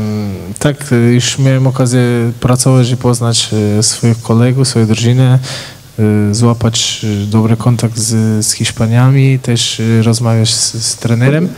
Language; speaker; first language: Polish; non-native, fluent; Portuguese